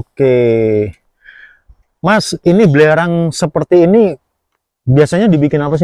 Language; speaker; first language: Indonesian; native; Indonesian